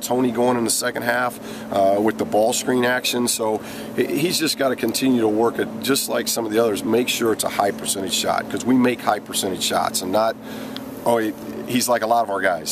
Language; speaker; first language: English; native; English